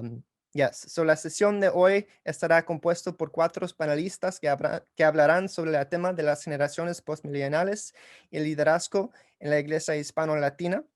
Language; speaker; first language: Spanish; early bilingual, heritage; English